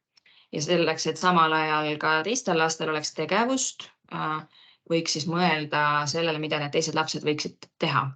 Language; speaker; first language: Estonian; native; Estonian